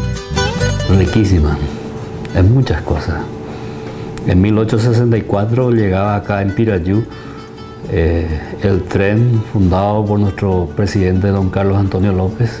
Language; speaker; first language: Spanish; native; Spanish